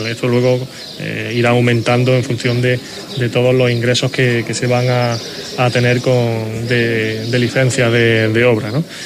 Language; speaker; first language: Spanish; native; Spanish